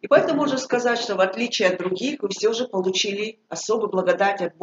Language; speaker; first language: Russian; native; Russian